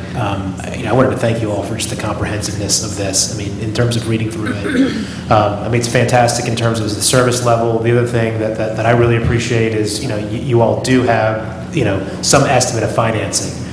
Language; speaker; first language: English; native; English